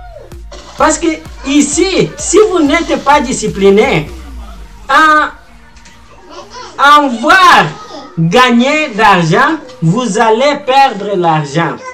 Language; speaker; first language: French; non-native, fluent; Portuguese